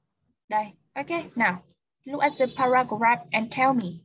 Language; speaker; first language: English; non-native, fluent; Vietnamese